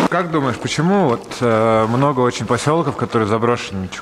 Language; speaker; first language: Russian; native; Russian